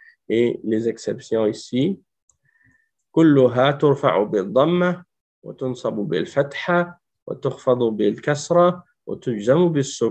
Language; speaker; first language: Arabic; non-native, fluent; French